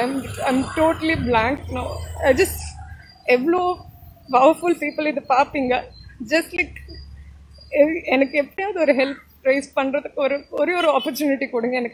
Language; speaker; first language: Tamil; non-native, local second language; Malayalam